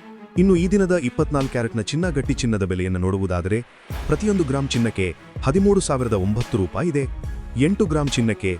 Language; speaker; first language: Kannada; native; Kannada